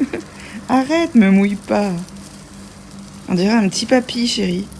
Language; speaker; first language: French; native; French